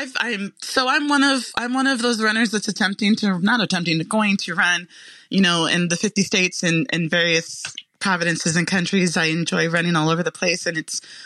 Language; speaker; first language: English; native; English